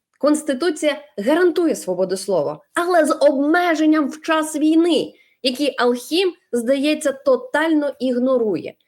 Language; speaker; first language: Ukrainian; non-native, local second language; Russian